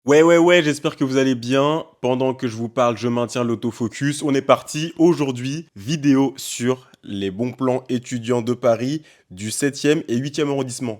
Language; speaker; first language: French; native; French